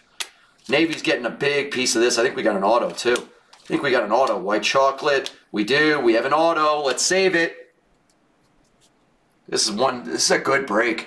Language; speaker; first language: English; native; English